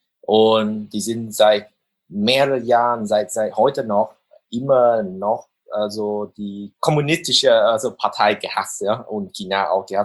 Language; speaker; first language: German; non-native, fluent; Vietnamese